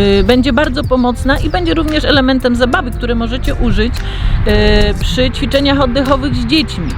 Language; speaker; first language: Polish; native; Polish